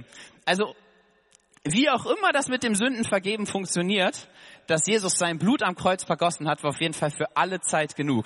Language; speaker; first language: German; native; German